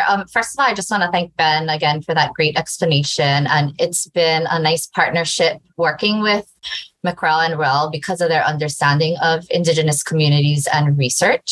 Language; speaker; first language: English; native; English